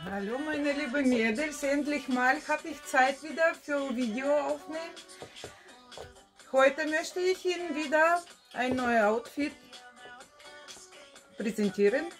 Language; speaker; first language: German; non-native, fluent; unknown